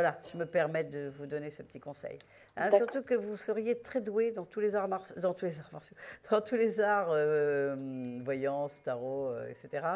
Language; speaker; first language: French; native; French